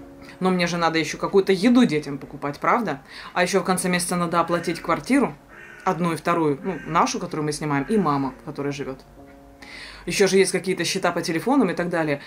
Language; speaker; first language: Russian; native; Russian